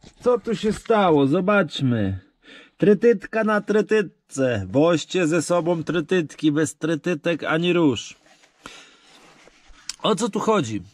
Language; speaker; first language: Polish; native; Polish